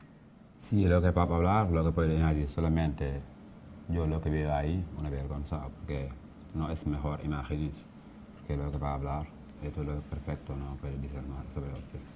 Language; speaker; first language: Spanish; non-native, learner; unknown